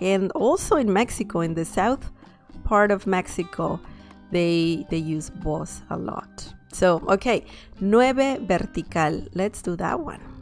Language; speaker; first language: English; non-native, fluent; Spanish